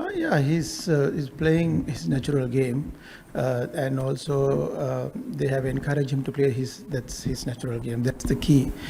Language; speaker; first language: English; non-native, local second language; Sinhala